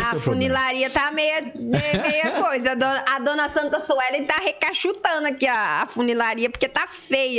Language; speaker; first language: Portuguese; native; Portuguese